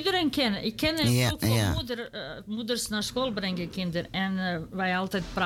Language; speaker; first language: Dutch; non-native, learner; Serbian